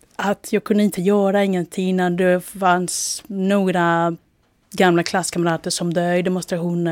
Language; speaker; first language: Swedish; non-native, fluent; Spanish